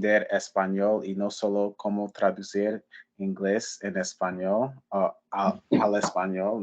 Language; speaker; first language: Spanish; non-native, learner; English